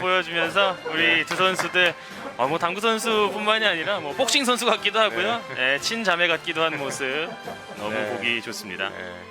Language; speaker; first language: Korean; native; Korean